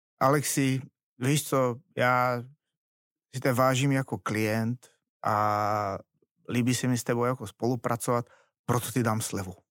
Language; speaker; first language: Czech; non-native, fluent; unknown